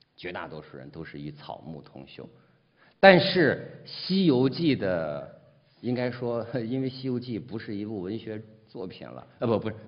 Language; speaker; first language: Chinese; native; Chinese